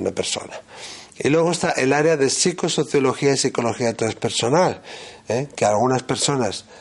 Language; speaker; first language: Spanish; native; Spanish